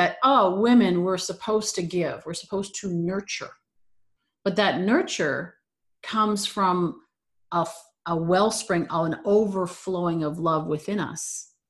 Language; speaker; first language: English; native; English